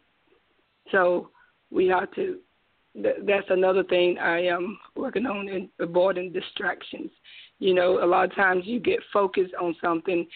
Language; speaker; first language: English; native; English